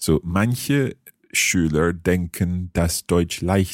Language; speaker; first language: German; non-native, learner; English